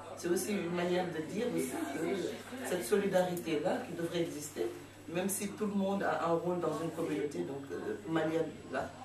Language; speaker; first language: French; non-native, local second language; Fula